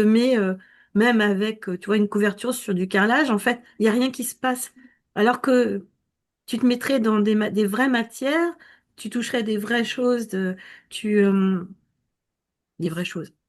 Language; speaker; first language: French; native; French